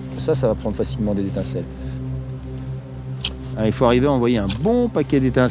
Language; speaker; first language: French; native; French